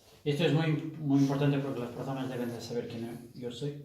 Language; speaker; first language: Spanish; non-native, fluent; Portuguese